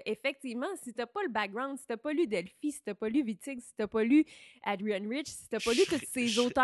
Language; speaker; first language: French; native; French